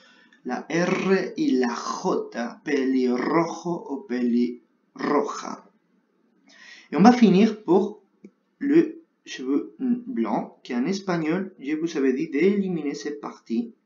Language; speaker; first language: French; non-native, fluent; Spanish